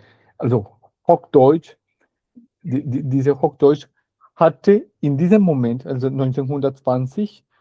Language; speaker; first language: German; non-native, learner; Spanish